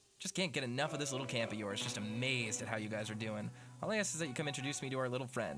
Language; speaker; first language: English; native; English